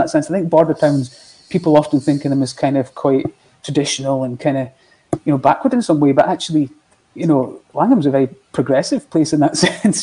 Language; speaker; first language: English; native; English